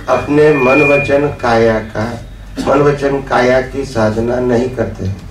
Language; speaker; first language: Hindi; non-native, local second language; Gujarati